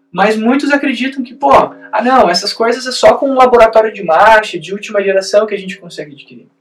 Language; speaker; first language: Portuguese; native; Portuguese